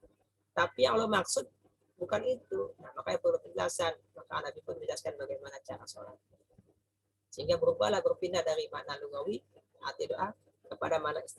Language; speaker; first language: Indonesian; native; Indonesian